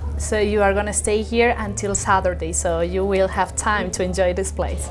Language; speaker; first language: English; non-native, fluent; Spanish